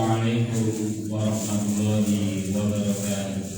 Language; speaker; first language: Indonesian; native; Indonesian